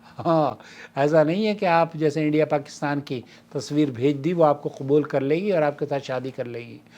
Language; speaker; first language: Urdu; native; Urdu